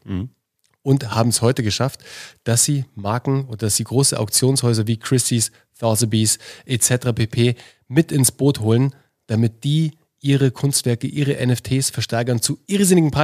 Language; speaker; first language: German; native; German